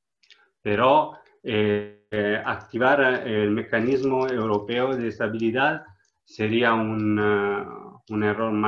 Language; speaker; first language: Spanish; non-native, learner; Italian